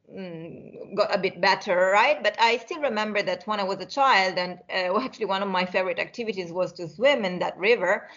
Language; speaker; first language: English; non-native, fluent; Italian